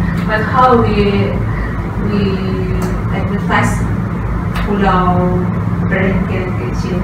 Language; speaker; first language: English; non-native, local second language; Malay